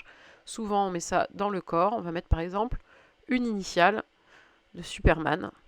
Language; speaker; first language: French; native; French